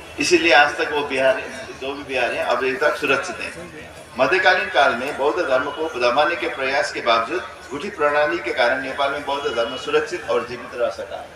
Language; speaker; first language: Hindi; non-native, fluent; Newari